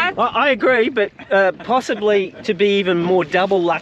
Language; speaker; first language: English; native; English